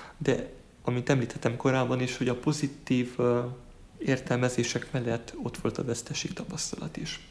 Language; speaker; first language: Hungarian; native; Hungarian